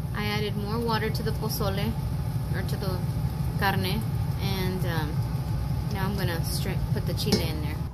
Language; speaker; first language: English; early bilingual, other home language; Spanish